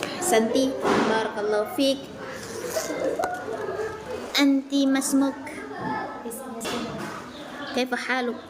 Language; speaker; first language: Arabic; non-native, fluent; Indonesian